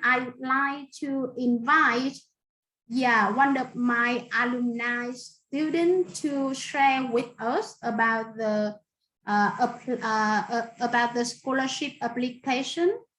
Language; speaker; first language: English; non-native, fluent; Vietnamese